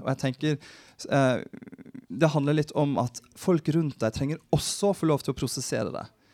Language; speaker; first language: Norwegian; early bilingual, heritage; Norwegian